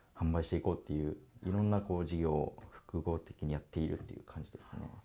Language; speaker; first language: Japanese; native; Japanese